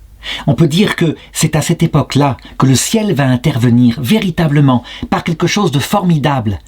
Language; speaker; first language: French; native; French